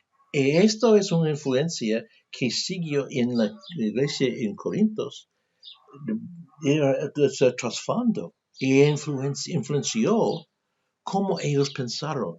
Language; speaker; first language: Spanish; non-native, fluent; English